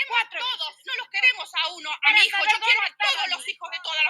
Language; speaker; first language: Spanish; native; Spanish